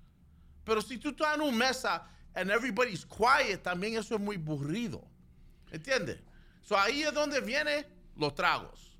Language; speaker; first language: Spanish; early bilingual, heritage; Spanish